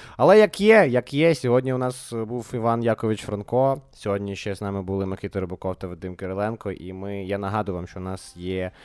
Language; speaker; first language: Ukrainian; non-native, local second language; Russian